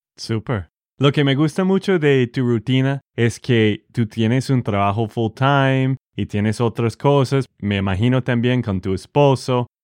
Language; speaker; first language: Spanish; non-native, fluent; English